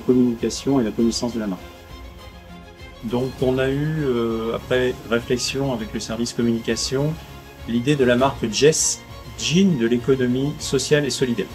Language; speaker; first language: French; native; French